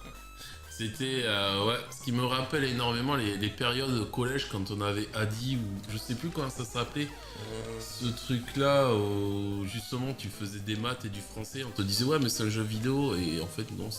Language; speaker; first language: French; native; French